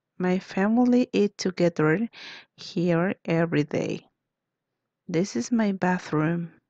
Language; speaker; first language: English; non-native, fluent; Spanish